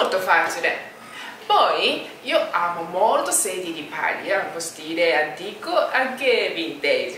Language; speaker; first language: Italian; non-native, learner; Japanese